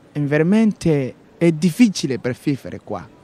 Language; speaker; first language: Italian; non-native, learner; Somali